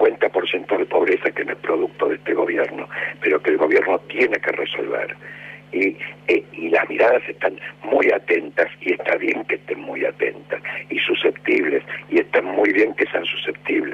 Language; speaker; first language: Spanish; native; Spanish